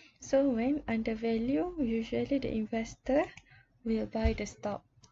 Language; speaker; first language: English; non-native, local second language; Malay